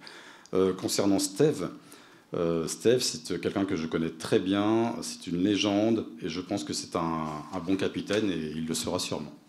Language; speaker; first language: French; native; French